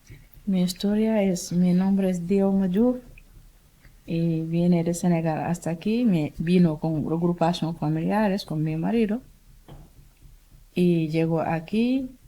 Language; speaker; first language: Spanish; non-native, learner; Wolof